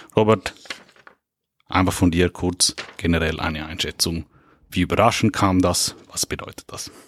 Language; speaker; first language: German; native; German